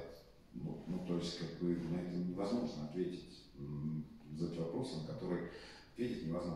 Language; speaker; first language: Russian; native; Russian